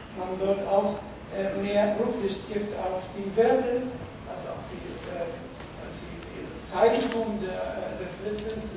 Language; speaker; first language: German; native; German